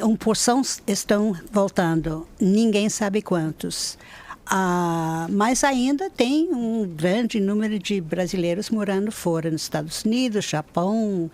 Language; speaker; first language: Portuguese; non-native, fluent; English